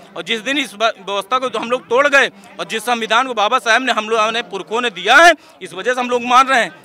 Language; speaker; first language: Hindi; native; Hindi